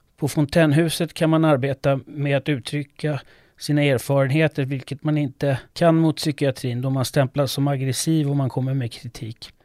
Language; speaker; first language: Swedish; non-native, fluent; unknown